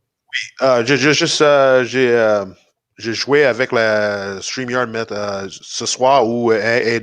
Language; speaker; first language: French; non-native, learner; English